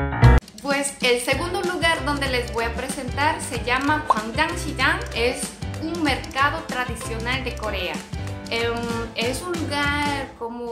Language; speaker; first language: Spanish; non-native, fluent; Korean